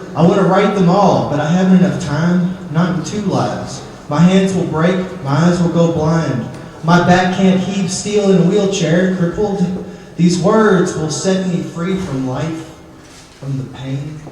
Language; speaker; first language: English; native; English